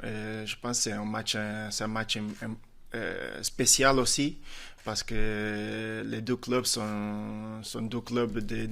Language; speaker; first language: French; non-native, fluent; Portuguese